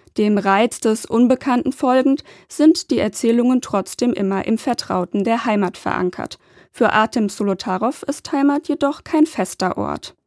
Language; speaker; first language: German; native; German